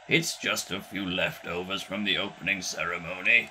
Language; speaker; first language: English; native; English